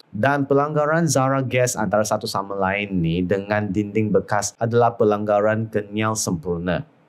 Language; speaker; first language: Malay; non-native, local second language; Chinese